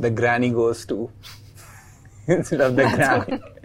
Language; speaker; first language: English; non-native, local second language; Hindi